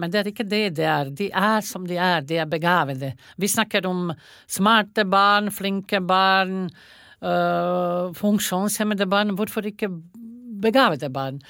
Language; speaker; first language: Norwegian; non-native, fluent; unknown